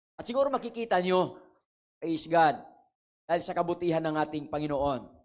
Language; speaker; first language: Filipino; non-native, local second language; Waray